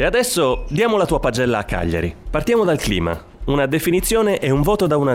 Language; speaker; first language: Italian; native; Italian